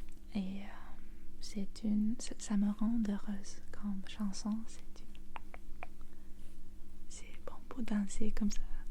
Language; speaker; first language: French; non-native, fluent; English